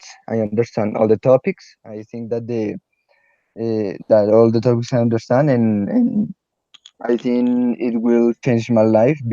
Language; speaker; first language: English; non-native, learner; Spanish